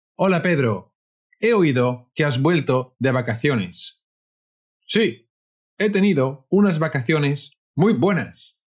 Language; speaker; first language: Spanish; native; Spanish